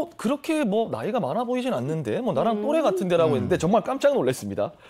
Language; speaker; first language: Korean; native; Korean